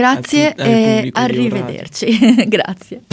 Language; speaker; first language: Italian; native; Italian